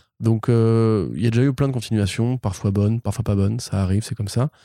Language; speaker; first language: French; native; French